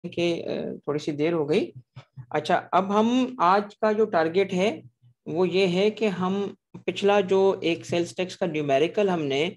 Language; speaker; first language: Urdu; non-native, local second language; Sindhi